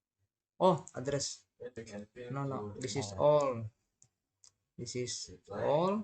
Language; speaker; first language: English; non-native, learner; Indonesian